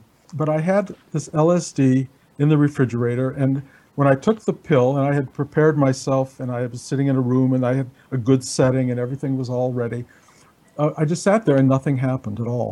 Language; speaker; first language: English; native; English